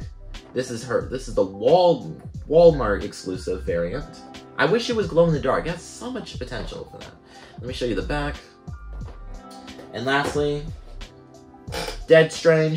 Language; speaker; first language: English; native; English